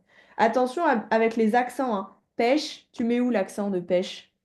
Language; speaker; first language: French; native; French